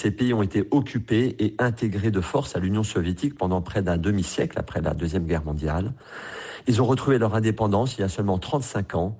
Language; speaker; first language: French; native; French